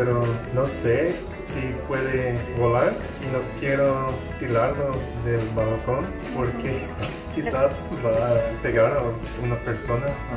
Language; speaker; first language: Spanish; non-native, learner; English